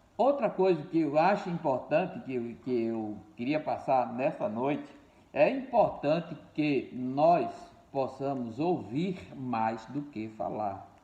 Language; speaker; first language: Portuguese; native; Portuguese